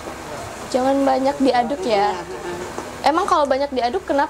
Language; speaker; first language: Indonesian; native; Indonesian